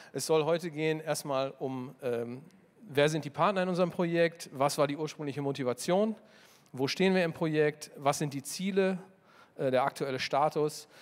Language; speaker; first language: German; native; German